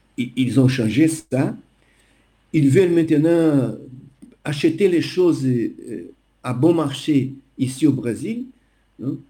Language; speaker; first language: French; non-native, fluent; Portuguese